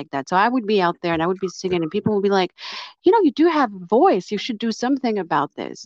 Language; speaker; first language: English; non-native, fluent; French